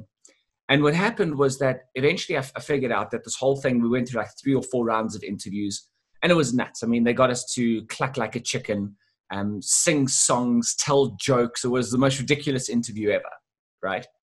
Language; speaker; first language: English; native; English